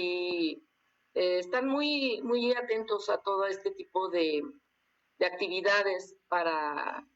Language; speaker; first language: Spanish; native; Spanish